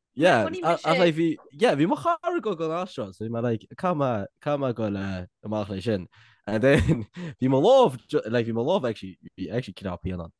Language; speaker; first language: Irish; native; Irish